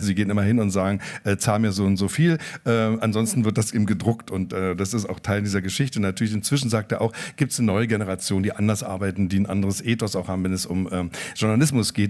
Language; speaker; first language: German; native; German